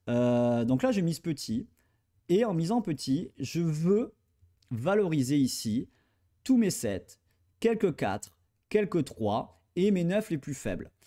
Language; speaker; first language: French; native; French